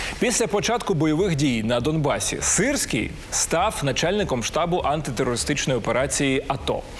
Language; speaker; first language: Ukrainian; native; Ukrainian